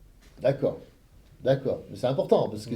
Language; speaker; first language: French; native; French